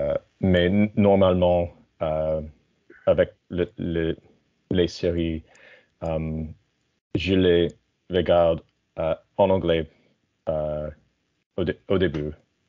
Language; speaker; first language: French; non-native, learner; English